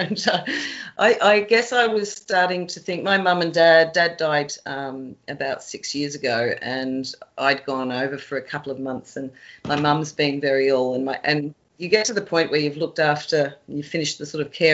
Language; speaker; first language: English; native; English